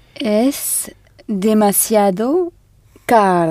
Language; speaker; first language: Spanish; non-native, learner; French